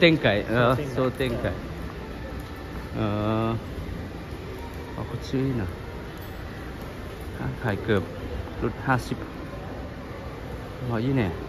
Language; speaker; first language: Japanese; non-native, learner; Lao